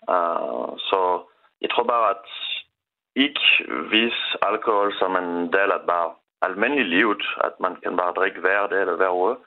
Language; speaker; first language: Danish; non-native, learner; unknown